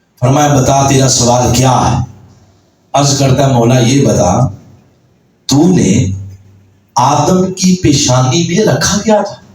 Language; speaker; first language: Urdu; non-native, local second language; Punjabi